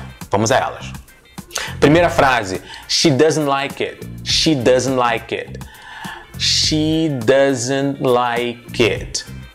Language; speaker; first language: English; non-native, fluent; Portuguese